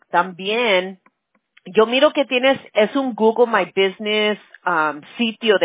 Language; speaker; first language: Spanish; early bilingual, heritage; Spanish